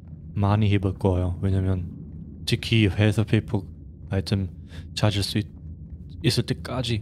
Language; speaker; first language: Korean; non-native, fluent; German